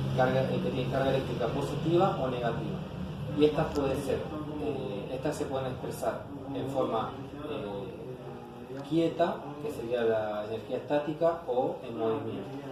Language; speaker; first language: Spanish; native; Spanish